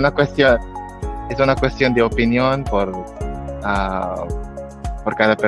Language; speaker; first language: Spanish; non-native, fluent; Filipino